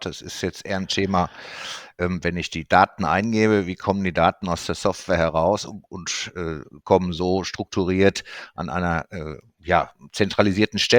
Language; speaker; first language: German; native; German